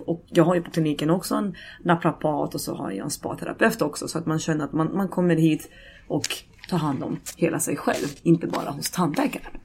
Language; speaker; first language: Swedish; early bilingual, other home language; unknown